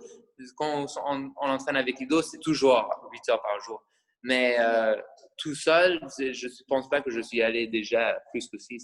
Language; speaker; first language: French; non-native, fluent; English